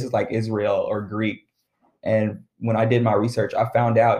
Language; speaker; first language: English; early bilingual, other home language; Arabic